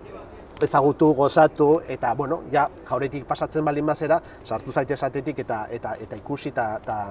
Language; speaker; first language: Basque; native; Basque